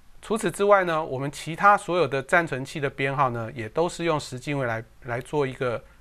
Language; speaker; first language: Chinese; native; Chinese